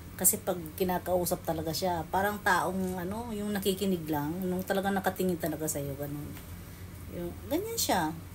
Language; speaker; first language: Filipino; native; Filipino